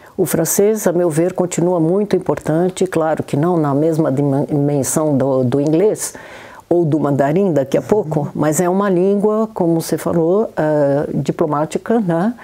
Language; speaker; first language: Portuguese; native; Portuguese